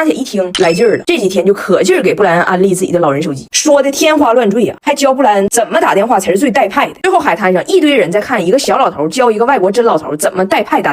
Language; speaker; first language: Chinese; native; Chinese